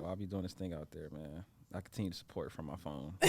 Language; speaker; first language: English; native; English